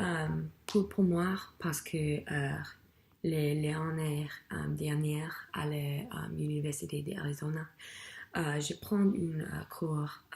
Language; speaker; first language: French; non-native, learner; English